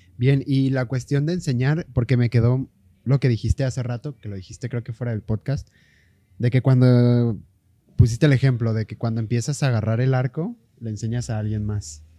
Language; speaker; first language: Spanish; native; Spanish